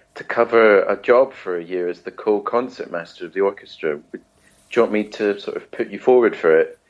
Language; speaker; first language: English; native; English